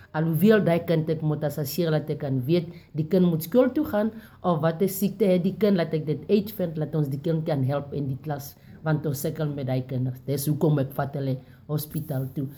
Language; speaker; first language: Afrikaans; non-native, local second language; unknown